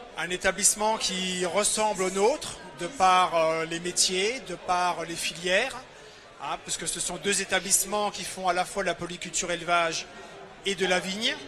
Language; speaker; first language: French; native; French